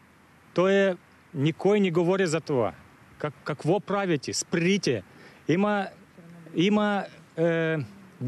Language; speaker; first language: Bulgarian; non-native, learner; Ukrainian